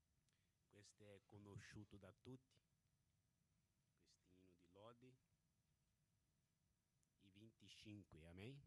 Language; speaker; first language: Italian; non-native, fluent; Portuguese